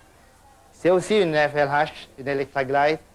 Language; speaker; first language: French; non-native, fluent; Vietnamese